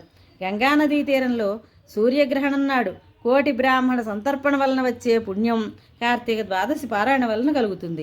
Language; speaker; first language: Telugu; native; Telugu